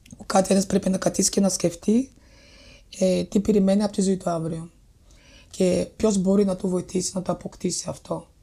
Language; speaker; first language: Greek; non-native, fluent; Bulgarian